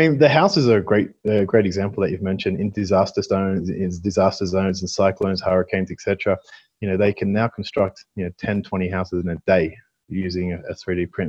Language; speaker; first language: English; native; English